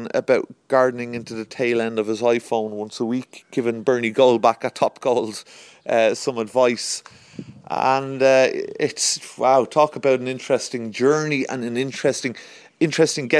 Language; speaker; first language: English; native; English